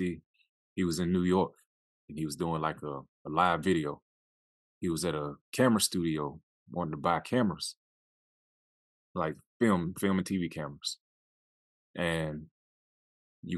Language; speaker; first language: English; native; English